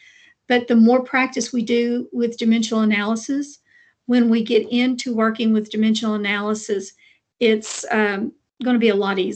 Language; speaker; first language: English; native; English